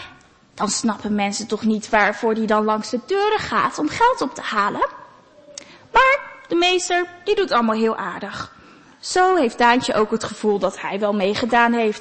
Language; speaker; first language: Dutch; native; Dutch